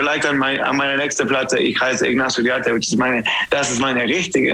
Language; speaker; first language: German; non-native, fluent; English